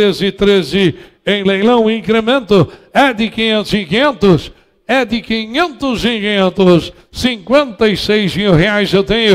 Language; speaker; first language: Portuguese; native; Portuguese